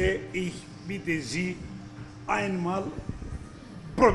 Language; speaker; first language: German; non-native, learner; Turkish